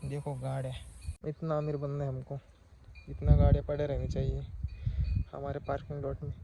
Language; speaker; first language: Hindi; non-native, local second language; Marathi